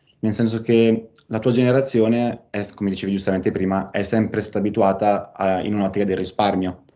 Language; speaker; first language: Italian; native; Italian